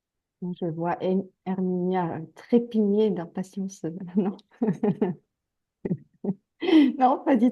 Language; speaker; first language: French; native; French